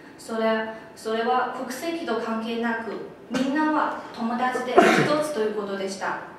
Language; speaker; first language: Japanese; non-native, fluent; Chinese